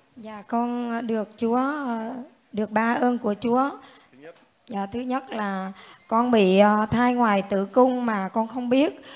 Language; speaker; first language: Vietnamese; native; Vietnamese